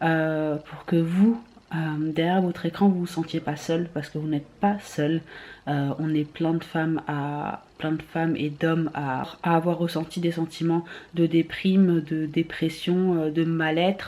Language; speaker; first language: French; native; French